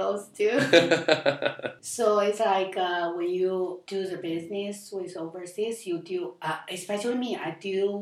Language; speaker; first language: English; non-native, learner; Chinese